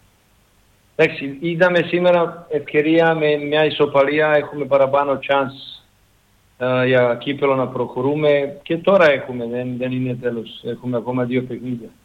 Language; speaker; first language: Greek; non-native, learner; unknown